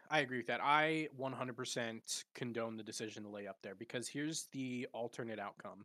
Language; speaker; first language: English; native; English